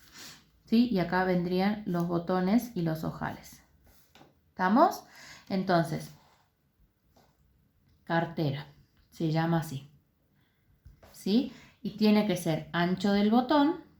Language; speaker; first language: Spanish; native; Spanish